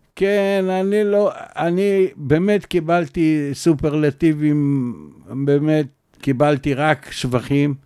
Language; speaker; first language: Hebrew; native; Hebrew